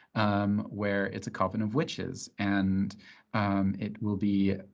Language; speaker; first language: English; native; English